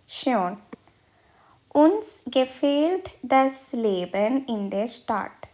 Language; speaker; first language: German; non-native, fluent; Malayalam